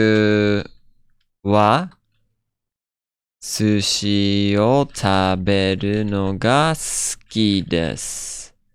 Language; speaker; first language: Japanese; non-native, fluent; English